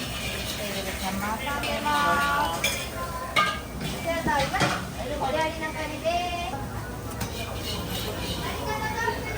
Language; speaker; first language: Japanese; native; Japanese